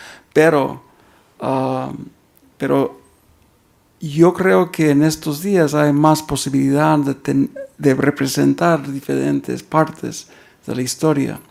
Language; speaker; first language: Spanish; early bilingual, heritage; Spanish